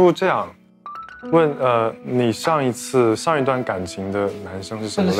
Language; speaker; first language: Chinese; native; Chinese